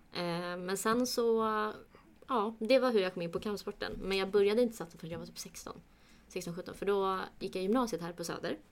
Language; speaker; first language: Swedish; early bilingual, other home language; Kurdish